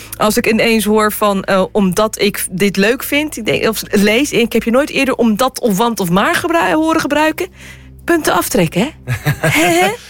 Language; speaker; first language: Dutch; native; Dutch